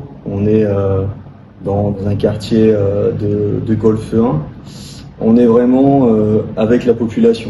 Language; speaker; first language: French; native; French